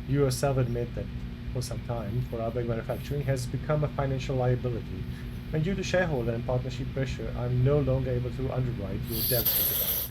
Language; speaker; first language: English; non-native, fluent; Slovak